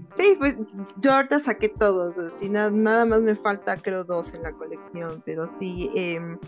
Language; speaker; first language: Spanish; native; Spanish